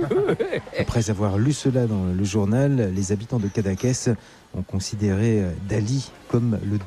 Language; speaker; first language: French; native; French